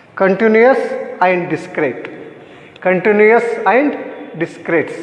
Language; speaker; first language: English; non-native, local second language; Kannada